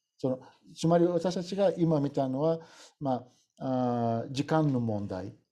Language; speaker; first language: Japanese; non-native, fluent; Bulgarian